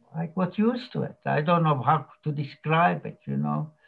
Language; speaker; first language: English; non-native, fluent; Slovak